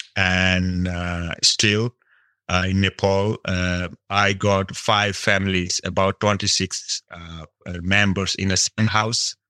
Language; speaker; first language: English; non-native, local second language; Nepali